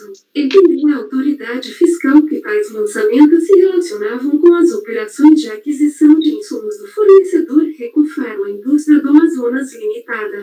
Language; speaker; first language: Portuguese; native; Portuguese